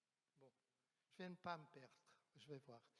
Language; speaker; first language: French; non-native, fluent; Portuguese